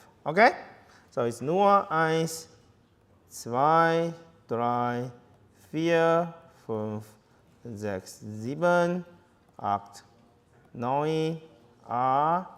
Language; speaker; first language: German; non-native, learner; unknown